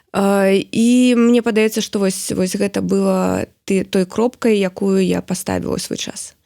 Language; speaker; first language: Belarusian; non-native, local second language; Russian